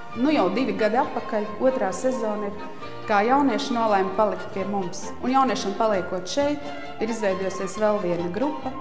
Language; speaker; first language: Latvian; native; Latvian